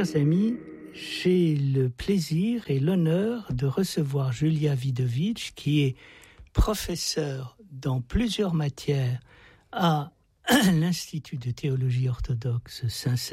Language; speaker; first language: French; native; French